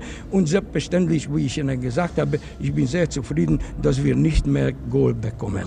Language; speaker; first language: German; non-native, fluent; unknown